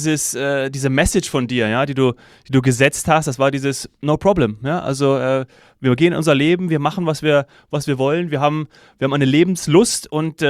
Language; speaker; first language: German; native; German